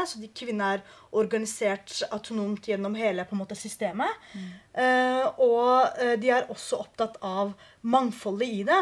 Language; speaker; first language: Norwegian; early bilingual, other home language; Kurdish